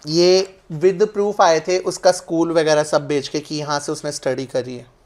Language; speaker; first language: Hindi; non-native, local second language; Punjabi